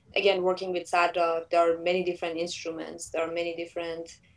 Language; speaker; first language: English; non-native, fluent; Persian